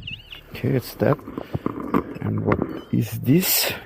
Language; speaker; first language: English; non-native, learner; German